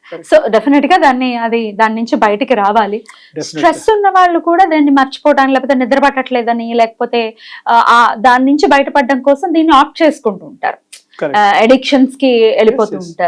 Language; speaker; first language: Telugu; native; Telugu